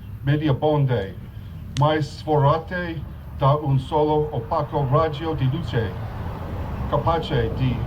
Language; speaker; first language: Italian; non-native, learner; English